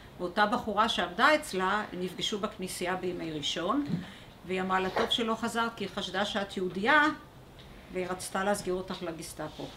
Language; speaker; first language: Hebrew; early bilingual, other home language; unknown